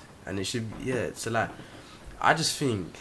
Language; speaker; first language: English; native; English